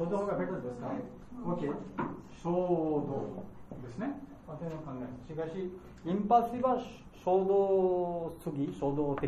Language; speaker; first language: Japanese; non-native, learner; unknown